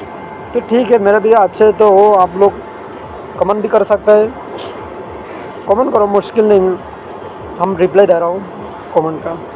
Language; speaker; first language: Hindi; non-native, learner; Bangla